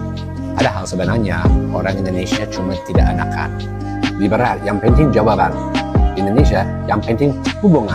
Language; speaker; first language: Indonesian; non-native, fluent; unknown